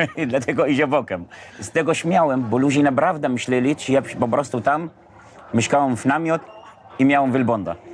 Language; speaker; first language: Polish; non-native, fluent; Arabic